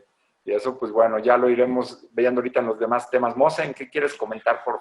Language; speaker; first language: Spanish; native; Spanish